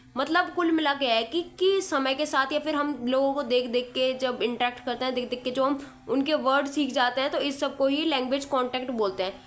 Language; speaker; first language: Hindi; native; Hindi